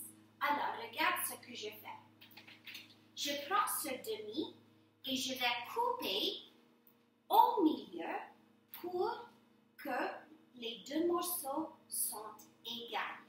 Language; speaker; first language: French; non-native, fluent; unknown